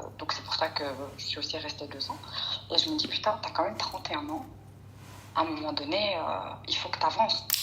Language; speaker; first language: French; early bilingual, other home language; Arabic